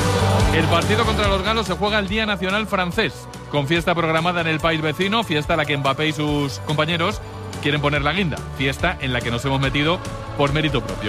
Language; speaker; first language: Spanish; native; Spanish